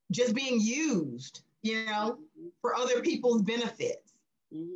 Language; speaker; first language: English; native; English